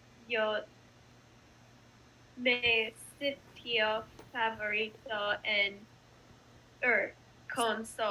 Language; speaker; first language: Spanish; non-native, learner; English